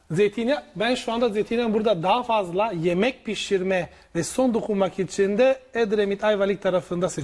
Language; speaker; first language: Turkish; non-native, learner; Italian